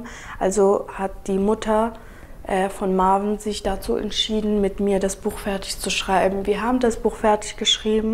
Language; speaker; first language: German; early bilingual, other home language; Kurdish